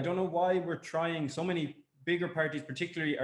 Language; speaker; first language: English; native; English